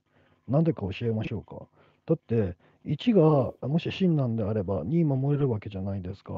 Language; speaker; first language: Japanese; native; Japanese